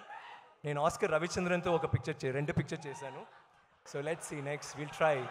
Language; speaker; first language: Telugu; non-native, fluent; Tamil